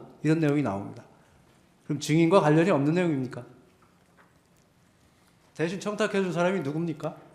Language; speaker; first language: Korean; native; Korean